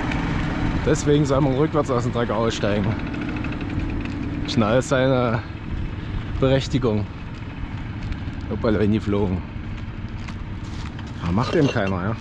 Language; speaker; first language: German; native; German